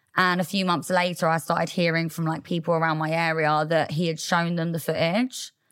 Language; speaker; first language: English; native; English